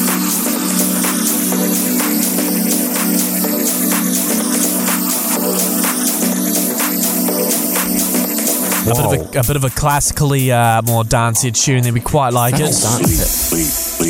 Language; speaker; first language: English; native; English